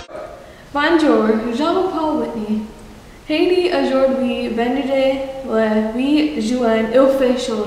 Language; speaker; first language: French; non-native, learner; English